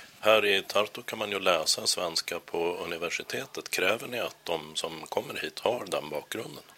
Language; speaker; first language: Swedish; native; Swedish